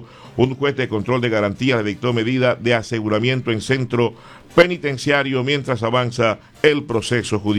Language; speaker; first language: Spanish; native; Spanish